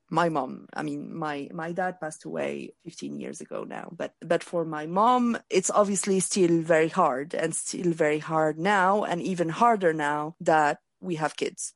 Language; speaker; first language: English; non-native, fluent; Arabic